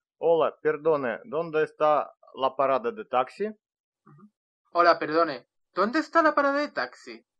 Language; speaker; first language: Spanish; non-native, learner; Russian